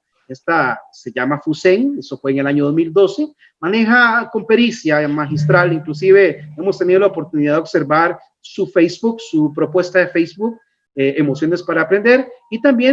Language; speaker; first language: Spanish; native; Spanish